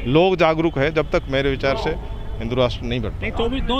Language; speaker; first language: Hindi; native; Hindi